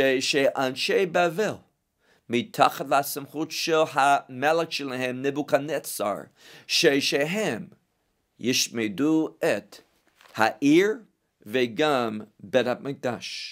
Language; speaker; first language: Hebrew; non-native, fluent; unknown